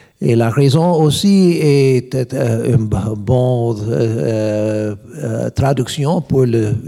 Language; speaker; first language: French; non-native, learner; English